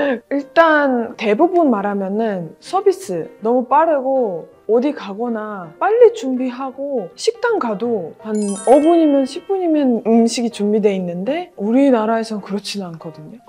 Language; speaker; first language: Korean; non-native, fluent; Russian